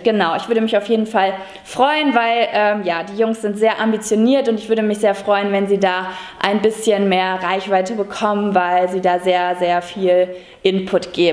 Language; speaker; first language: German; native; German